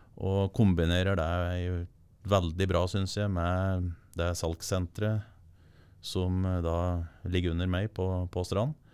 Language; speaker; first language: Norwegian; native; Norwegian